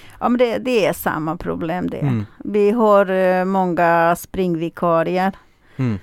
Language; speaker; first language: Swedish; non-native, fluent; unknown